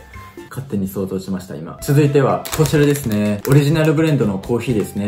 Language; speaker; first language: Japanese; native; Japanese